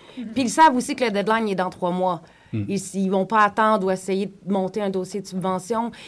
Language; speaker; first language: French; native; French